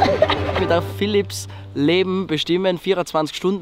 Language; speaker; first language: German; native; German